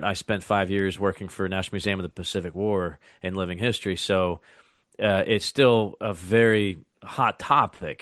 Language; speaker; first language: English; native; English